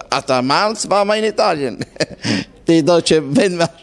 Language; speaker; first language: German; non-native, fluent; Italian